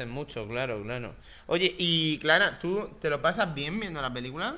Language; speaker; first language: Spanish; native; Spanish